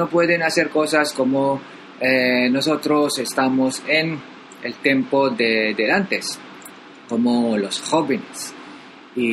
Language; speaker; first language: Spanish; non-native, learner; Filipino